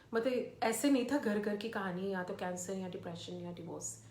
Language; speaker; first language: Hindi; early bilingual, other home language; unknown